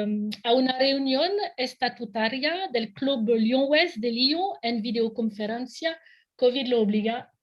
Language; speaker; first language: Spanish; non-native, fluent; French